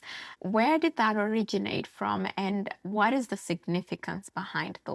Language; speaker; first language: English; native; English